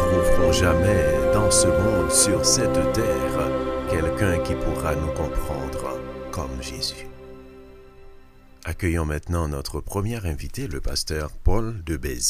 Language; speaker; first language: French; native; French